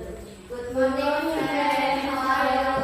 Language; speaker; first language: English; non-native, learner; Indonesian